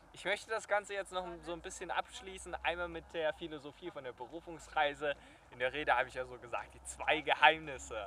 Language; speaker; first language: German; non-native, fluent; Chinese